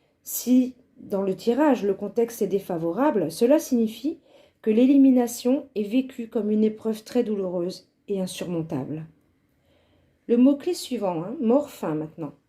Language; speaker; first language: French; native; French